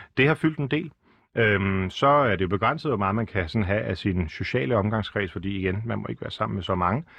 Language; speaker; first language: Danish; native; Danish